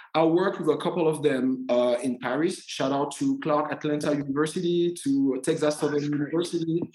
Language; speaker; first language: English; non-native, fluent; French